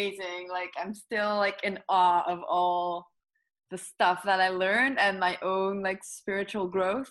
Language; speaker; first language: English; non-native, fluent; Dutch